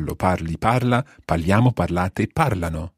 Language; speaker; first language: Italian; non-native, fluent; English